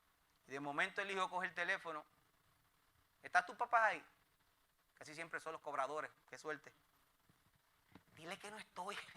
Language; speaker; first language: Spanish; native; Spanish